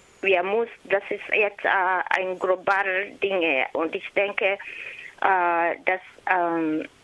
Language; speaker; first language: German; non-native, learner; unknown